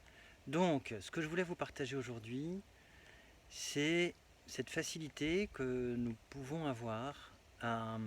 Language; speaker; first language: French; native; French